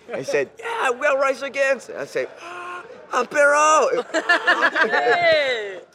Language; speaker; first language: English; non-native, fluent; French